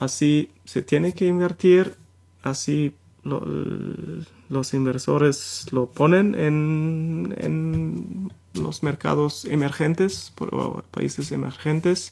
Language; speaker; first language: Spanish; non-native, fluent; German